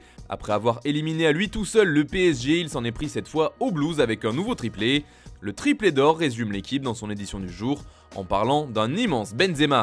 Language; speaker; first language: French; native; French